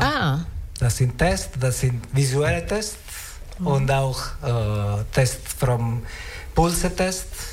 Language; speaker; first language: German; non-native, learner; Italian